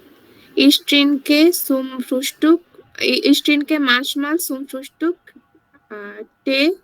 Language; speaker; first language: German; non-native, learner; Bangla